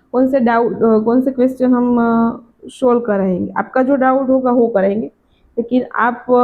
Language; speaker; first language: Hindi; non-native, local second language; Gujarati